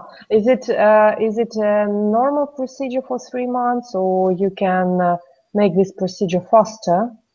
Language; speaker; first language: English; non-native, fluent; Russian